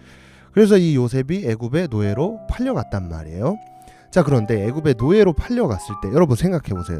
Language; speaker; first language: Korean; native; Korean